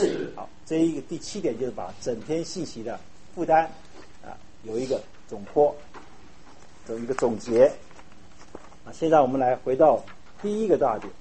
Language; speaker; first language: Chinese; native; Chinese